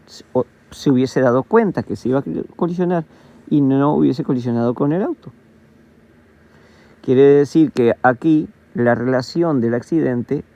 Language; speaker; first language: Spanish; native; Spanish